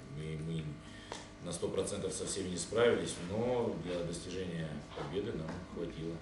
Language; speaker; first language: Russian; native; Russian